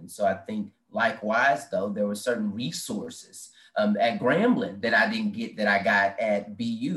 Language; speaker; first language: English; native; English